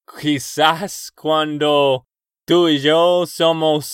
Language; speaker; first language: Spanish; non-native, learner; English